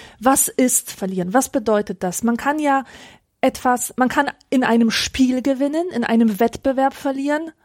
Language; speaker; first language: German; early bilingual, other home language; Polish